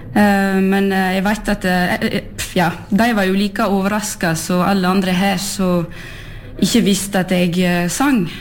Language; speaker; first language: Norwegian; early bilingual, heritage; French